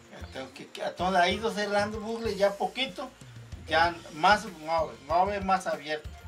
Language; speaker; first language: Spanish; non-native, local second language; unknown